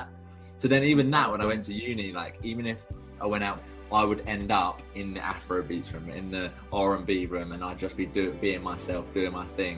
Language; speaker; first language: English; native; English